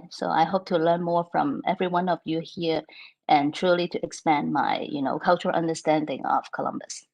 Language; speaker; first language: English; non-native, local second language; Cantonese